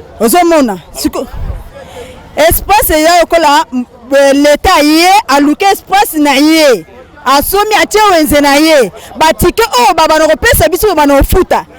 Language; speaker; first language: Lingala; native; Lingala